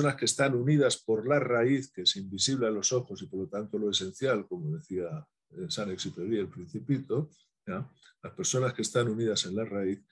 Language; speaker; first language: Spanish; native; Spanish